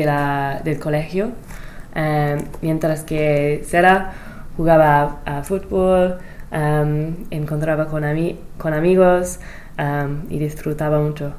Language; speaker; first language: Spanish; non-native, learner; English